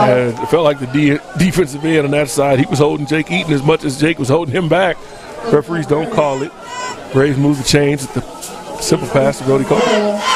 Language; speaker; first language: English; native; English